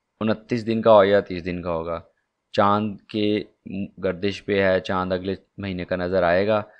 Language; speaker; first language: Urdu; non-native, local second language; Punjabi